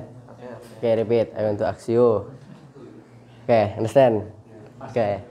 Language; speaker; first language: English; non-native, learner; Indonesian